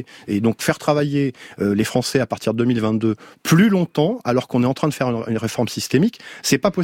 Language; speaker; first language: French; native; French